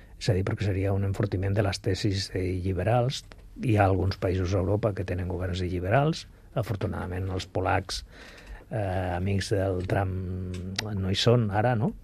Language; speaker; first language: Catalan; non-native, local second language; Spanish